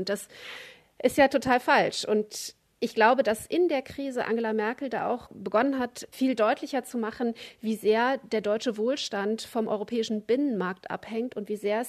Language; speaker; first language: German; native; German